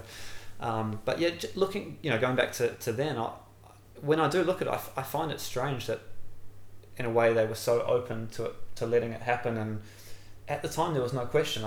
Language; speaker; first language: English; native; English